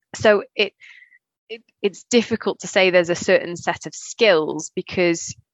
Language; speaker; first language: English; native; English